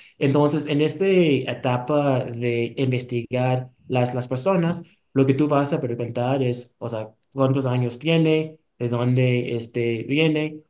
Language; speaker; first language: Spanish; non-native, fluent; English